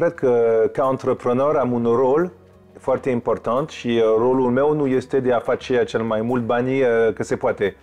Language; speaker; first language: Romanian; non-native, fluent; French